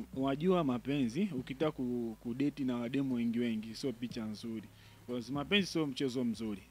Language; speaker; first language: Swahili; native; Swahili